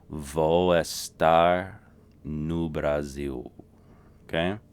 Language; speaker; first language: Portuguese; non-native, fluent; English